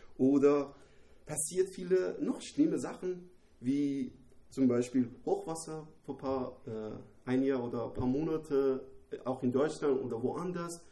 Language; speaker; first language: German; non-native, learner; Persian